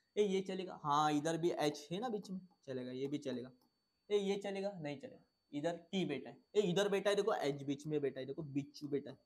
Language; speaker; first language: Hindi; non-native, local second language; Marathi